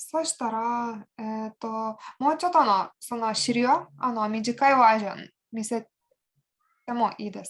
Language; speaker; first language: Japanese; non-native, fluent; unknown